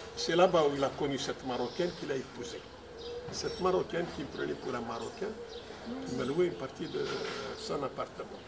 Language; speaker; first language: French; non-native, local second language; Arabic